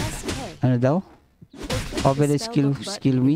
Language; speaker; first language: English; non-native, local second language; Filipino